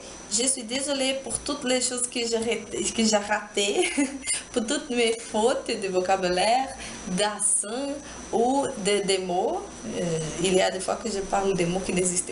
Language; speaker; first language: French; non-native, learner; Portuguese